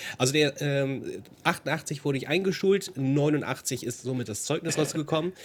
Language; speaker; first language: German; native; German